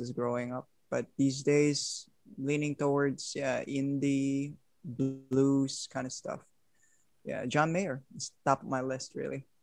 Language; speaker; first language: English; non-native, local second language; Filipino